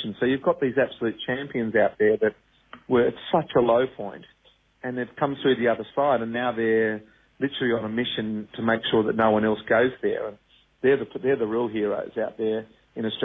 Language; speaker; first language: English; native; English